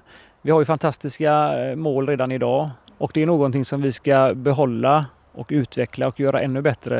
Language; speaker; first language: Swedish; native; Swedish